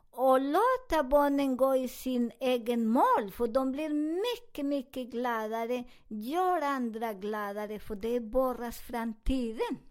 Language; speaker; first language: Swedish; non-native, fluent; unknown